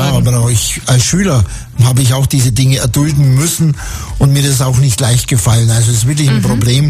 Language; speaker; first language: German; native; German